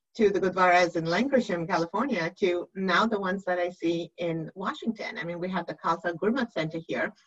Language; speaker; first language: English; native; English